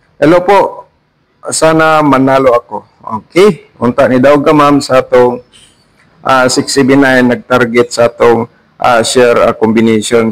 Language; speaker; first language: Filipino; non-native, local second language; Cebuano